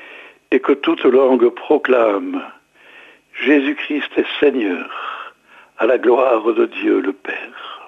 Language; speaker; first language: French; native; French